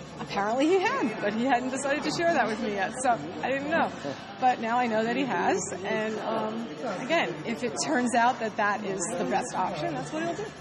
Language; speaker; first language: English; native; English